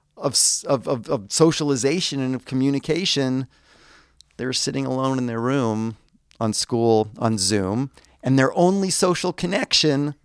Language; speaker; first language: English; native; English